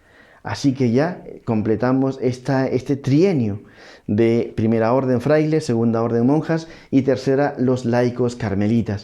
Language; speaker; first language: Spanish; native; Spanish